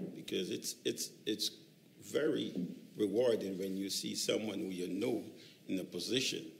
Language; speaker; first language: English; native; English